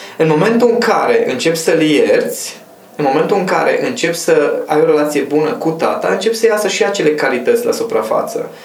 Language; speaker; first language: Romanian; non-native, local second language; Hungarian